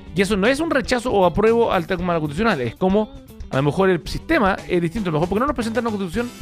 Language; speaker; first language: Spanish; native; Spanish